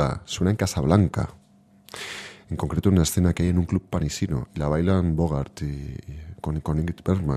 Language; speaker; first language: Spanish; native; Spanish